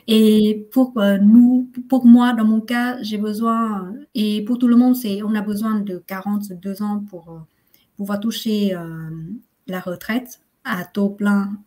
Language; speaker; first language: French; non-native, fluent; Vietnamese